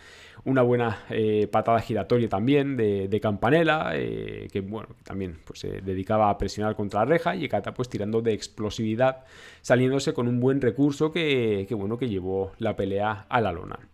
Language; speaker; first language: Spanish; native; Spanish